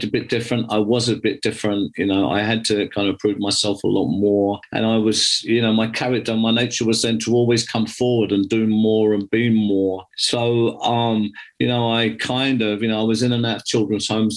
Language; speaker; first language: English; native; English